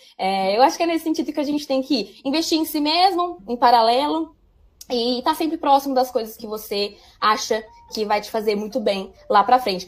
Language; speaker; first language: Portuguese; native; Portuguese